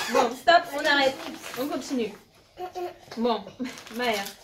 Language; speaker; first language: French; native; French